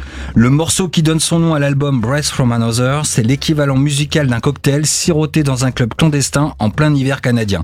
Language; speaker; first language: French; native; French